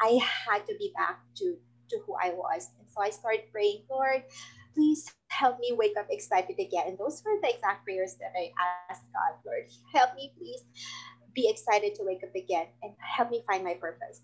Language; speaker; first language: English; non-native, local second language; Filipino